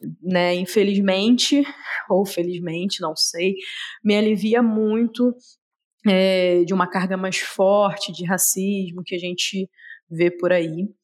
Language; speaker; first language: Portuguese; native; Portuguese